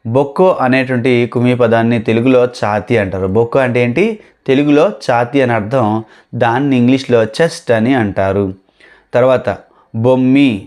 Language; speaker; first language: Telugu; non-native, local second language; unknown